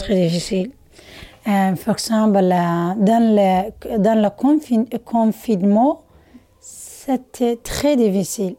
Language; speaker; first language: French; non-native, learner; Somali